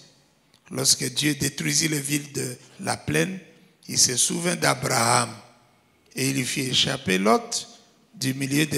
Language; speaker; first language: French; non-native, local second language; Lingala